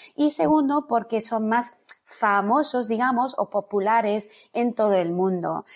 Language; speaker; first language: Spanish; non-native, fluent; English